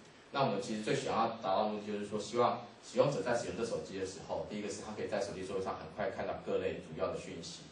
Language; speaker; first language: Chinese; native; Chinese